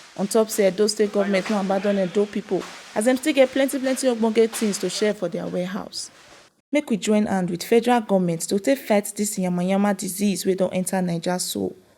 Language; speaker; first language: Nigerian Pidgin; native; Nigerian Pidgin